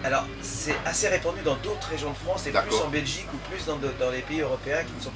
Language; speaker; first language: French; native; French